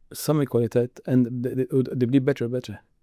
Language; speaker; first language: Norwegian; non-native, learner; Arabic